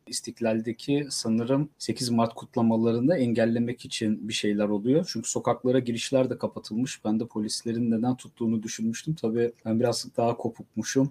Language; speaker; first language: Turkish; native; Turkish